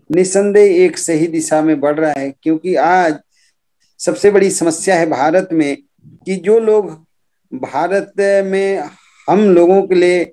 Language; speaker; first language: Hindi; native; Hindi